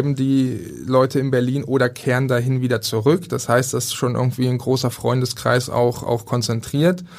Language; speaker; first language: German; native; German